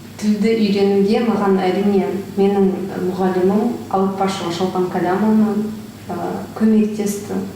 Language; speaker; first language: Kazakh; non-native, local second language; Russian